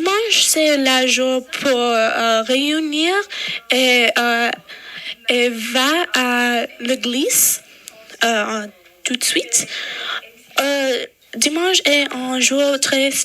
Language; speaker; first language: French; non-native, learner; English